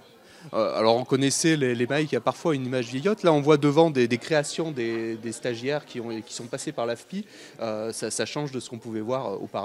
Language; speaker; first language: French; native; French